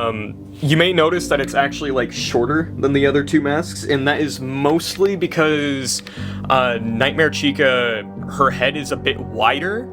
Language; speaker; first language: English; native; English